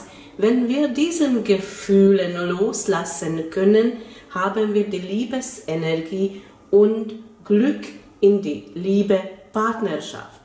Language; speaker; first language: German; non-native, fluent; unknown